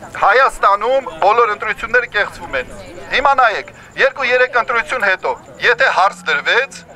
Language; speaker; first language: Armenian; native; Armenian